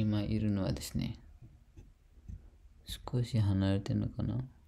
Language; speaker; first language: Japanese; non-native, fluent; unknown